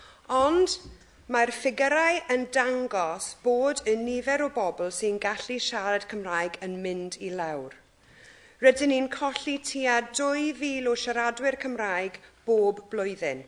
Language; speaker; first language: Welsh; non-native, local second language; English